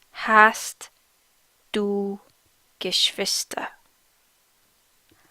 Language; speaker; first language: German; non-native, fluent; English